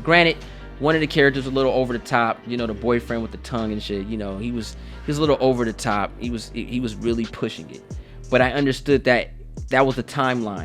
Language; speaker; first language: English; native; English